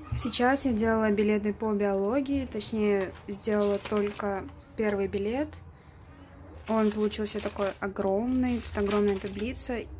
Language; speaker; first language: Russian; non-native, local second language; Uzbek